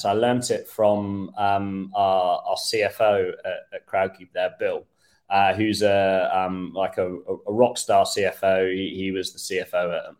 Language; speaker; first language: English; native; English